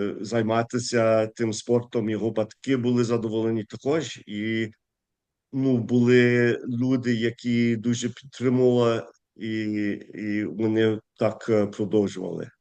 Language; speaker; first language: Ukrainian; early bilingual, heritage; Ukrainian